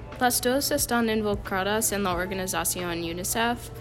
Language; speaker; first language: Spanish; non-native, learner; English